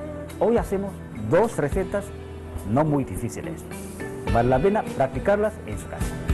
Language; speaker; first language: Spanish; non-native, fluent; Chinese